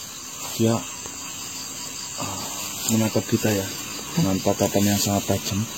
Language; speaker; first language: Indonesian; native; Indonesian